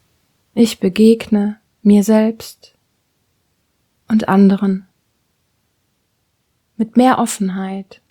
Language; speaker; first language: German; native; German